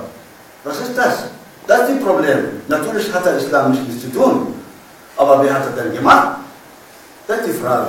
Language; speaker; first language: German; non-native, learner; Arabic